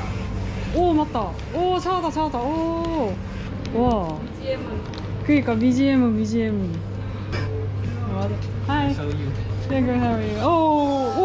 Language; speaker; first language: Korean; native; Korean